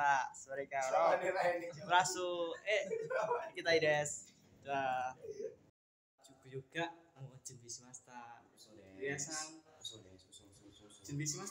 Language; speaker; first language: Japanese; non-native, learner; Indonesian